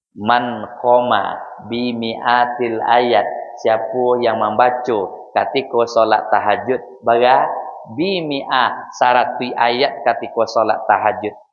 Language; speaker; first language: Malay; non-native, local second language; Minangkabau